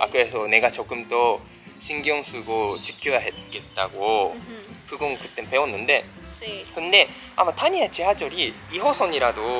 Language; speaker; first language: Korean; non-native, fluent; Japanese